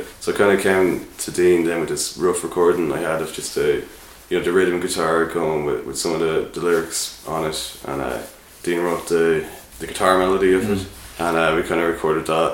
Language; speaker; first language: English; native; English